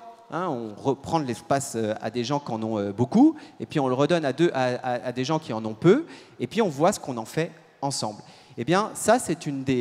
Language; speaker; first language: French; native; French